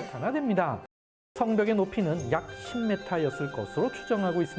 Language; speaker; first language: Korean; native; Korean